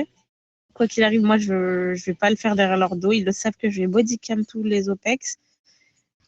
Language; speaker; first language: French; native; French